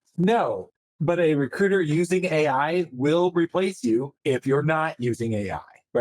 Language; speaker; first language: English; native; English